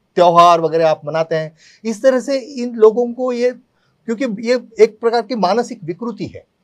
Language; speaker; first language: Hindi; native; Hindi